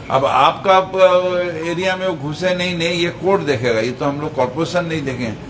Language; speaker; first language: Hindi; non-native, local second language; Bangla